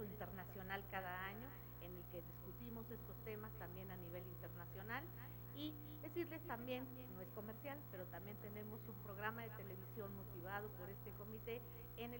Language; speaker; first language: Spanish; native; Spanish